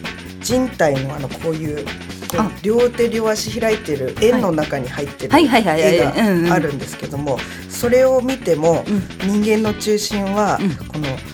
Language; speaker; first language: Japanese; native; Japanese